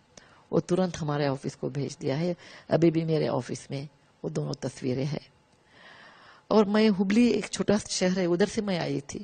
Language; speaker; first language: Hindi; non-native, local second language; Kannada